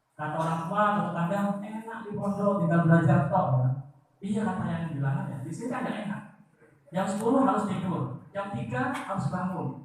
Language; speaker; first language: Indonesian; non-native, local second language; Madurese